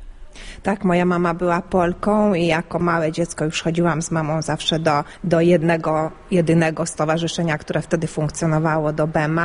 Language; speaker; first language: Polish; early bilingual, heritage; Polish